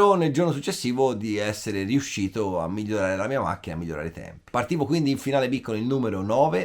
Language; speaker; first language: Italian; native; Italian